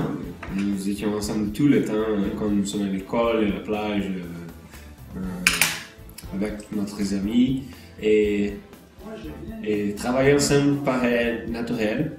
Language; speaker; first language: French; non-native, learner; Portuguese